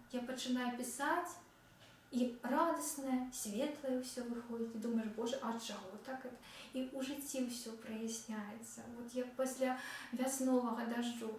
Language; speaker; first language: Belarusian; non-native, local second language; Russian